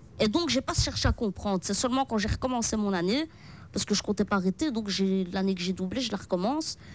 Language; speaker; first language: French; early bilingual, other home language; Arabic